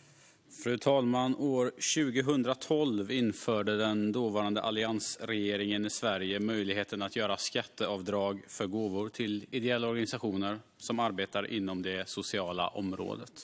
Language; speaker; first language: Swedish; native; Swedish